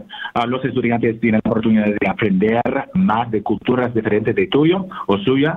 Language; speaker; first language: Spanish; non-native, learner; English